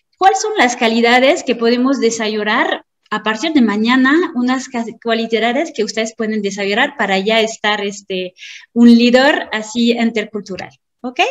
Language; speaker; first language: Spanish; non-native, fluent; French